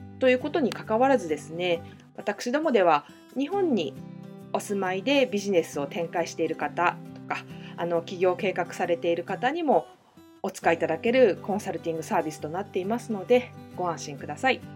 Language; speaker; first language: Japanese; native; Japanese